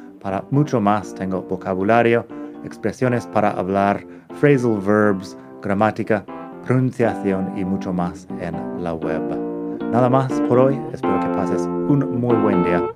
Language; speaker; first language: Spanish; non-native, fluent; English